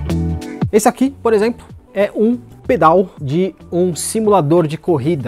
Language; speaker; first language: Portuguese; native; Portuguese